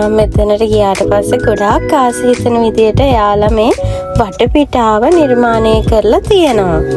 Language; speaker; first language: Sinhala; native; Sinhala